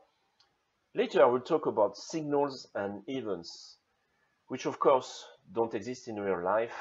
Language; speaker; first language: English; non-native, fluent; French